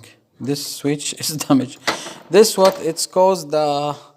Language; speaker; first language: English; non-native, fluent; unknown